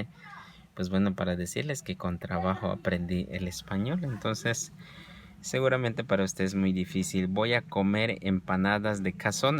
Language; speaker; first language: Spanish; non-native, local second language; Yucateco